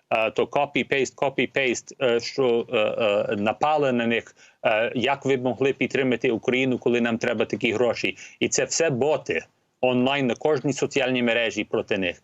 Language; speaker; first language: Ukrainian; early bilingual, heritage; Ukrainian